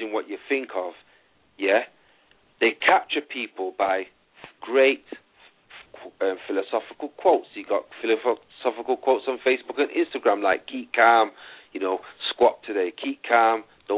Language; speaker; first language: English; native; English